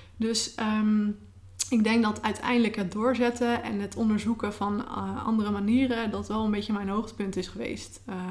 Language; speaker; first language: Dutch; native; Dutch